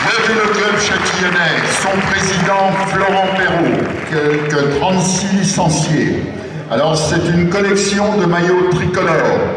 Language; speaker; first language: French; native; French